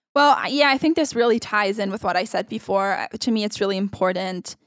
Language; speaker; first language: English; non-native, fluent; Italian